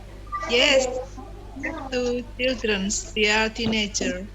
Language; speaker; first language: English; non-native, learner; Indonesian